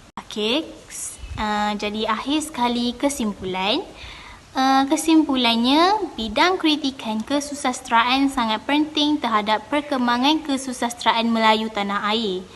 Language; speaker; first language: Malay; native; Malay